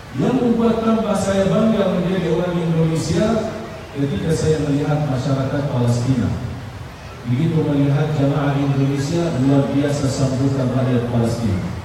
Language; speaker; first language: Indonesian; non-native, fluent; Arabic